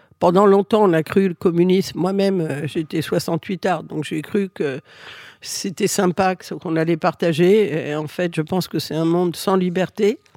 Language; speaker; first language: French; early bilingual, other home language; Spanish